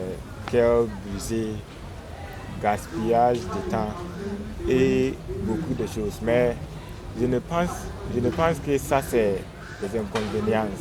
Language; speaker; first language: French; non-native, learner; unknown